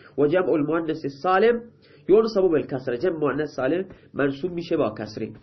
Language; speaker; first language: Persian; non-native, local second language; Baluchi